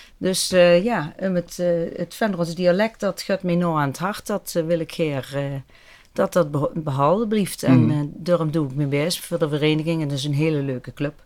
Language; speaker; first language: Dutch; native; Dutch